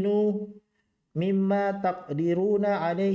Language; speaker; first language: Arabic; non-native, learner; Indonesian